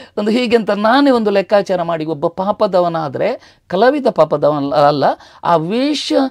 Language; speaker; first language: Kannada; non-native, local second language; Tulu